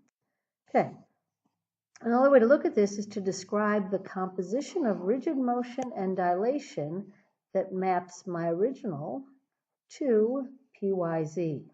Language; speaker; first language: English; native; English